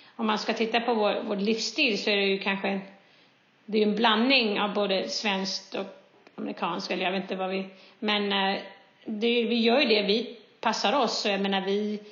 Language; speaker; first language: Swedish; native; Swedish